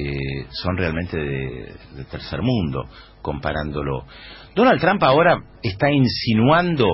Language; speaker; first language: Spanish; native; Spanish